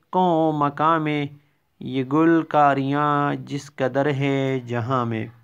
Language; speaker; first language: Urdu; non-native, local second language; Pashto